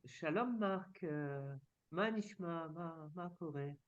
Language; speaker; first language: Hebrew; non-native, learner; French